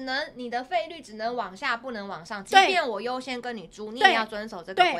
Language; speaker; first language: Chinese; native; Chinese